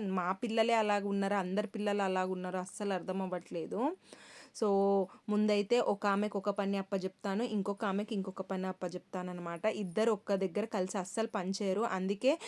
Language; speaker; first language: Telugu; non-native, local second language; Kannada